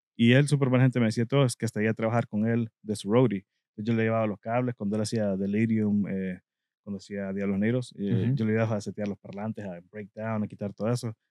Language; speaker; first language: Spanish; native; Spanish